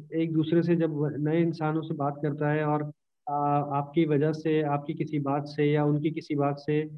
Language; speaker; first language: Urdu; native; Urdu